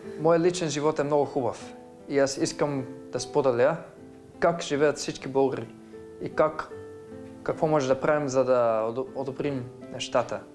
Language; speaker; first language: Bulgarian; non-native, fluent; Dutch